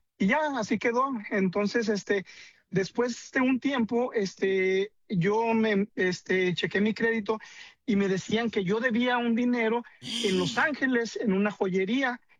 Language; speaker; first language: Spanish; native; Spanish